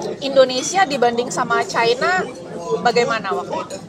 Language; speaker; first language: Indonesian; native; Indonesian